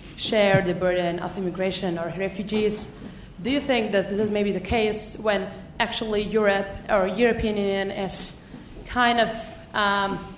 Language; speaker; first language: English; non-native, fluent; Czech